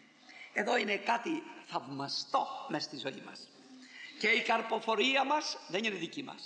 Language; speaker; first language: Greek; native; Greek